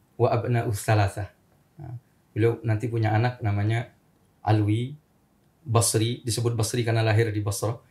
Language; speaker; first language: Indonesian; native; Indonesian